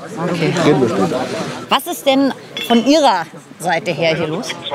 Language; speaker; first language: German; native; German